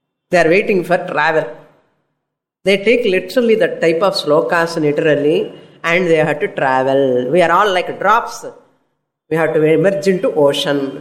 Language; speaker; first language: English; non-native, local second language; Tamil